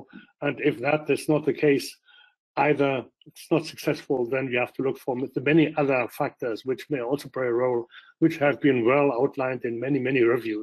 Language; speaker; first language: English; non-native, fluent; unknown